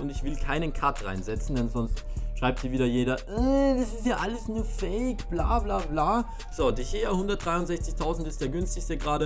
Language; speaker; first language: German; native; German